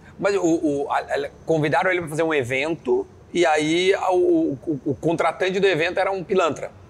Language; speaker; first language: Portuguese; native; Portuguese